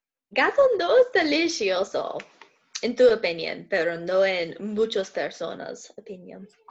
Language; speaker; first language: Spanish; non-native, learner; English